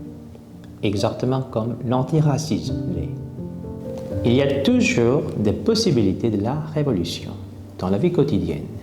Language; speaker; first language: French; non-native, fluent; Korean